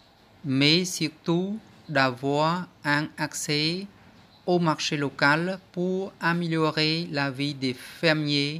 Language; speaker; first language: French; non-native, fluent; Khmer